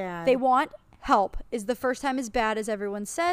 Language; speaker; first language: English; native; English